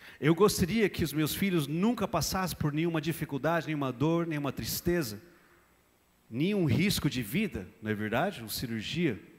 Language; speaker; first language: Portuguese; non-native, fluent; English